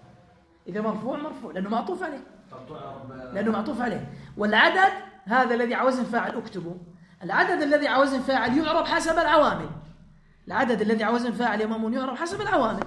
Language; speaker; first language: Arabic; native; Arabic